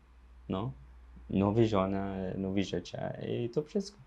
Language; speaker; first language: Polish; non-native, learner; Arabic